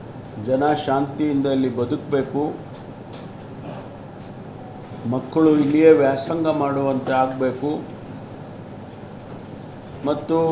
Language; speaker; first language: Kannada; native; Kannada